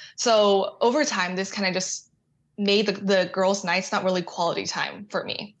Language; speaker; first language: English; native; English